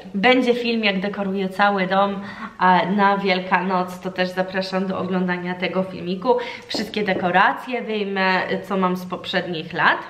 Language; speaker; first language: Polish; early bilingual, heritage; Polish